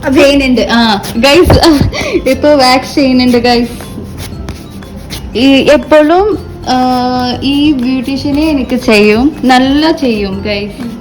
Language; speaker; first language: Malayalam; non-native, fluent; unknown